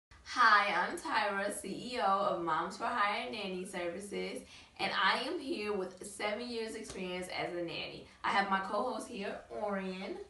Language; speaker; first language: English; native; English